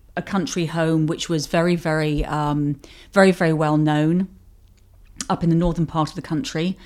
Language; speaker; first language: English; native; English